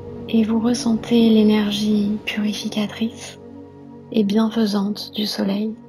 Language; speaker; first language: French; native; French